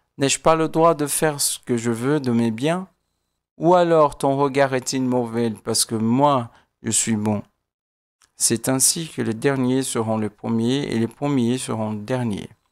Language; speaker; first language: French; non-native, fluent; Portuguese